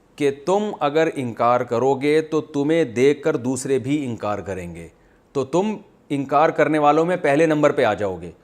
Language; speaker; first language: Urdu; non-native, local second language; Pashto